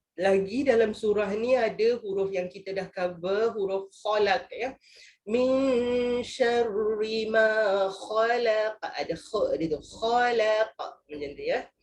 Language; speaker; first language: Malay; native; Malay